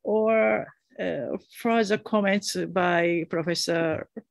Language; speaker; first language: English; non-native, fluent; Japanese